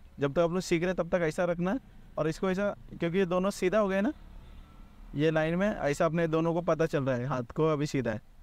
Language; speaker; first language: Hindi; non-native, local second language; Marathi